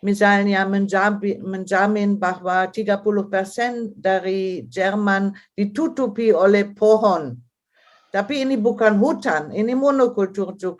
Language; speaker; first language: Indonesian; non-native, fluent; German